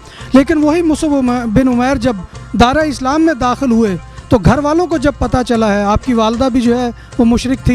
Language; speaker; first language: Urdu; native; Urdu